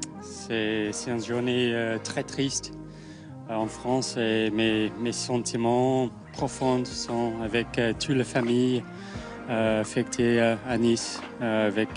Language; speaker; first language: French; non-native, learner; English